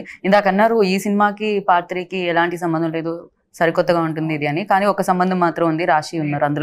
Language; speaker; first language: Telugu; native; Telugu